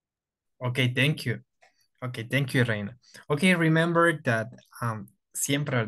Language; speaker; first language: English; non-native, fluent; Spanish